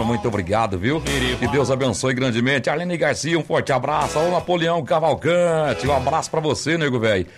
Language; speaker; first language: Portuguese; native; Portuguese